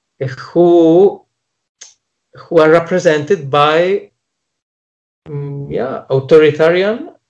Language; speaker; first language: English; non-native, fluent; Polish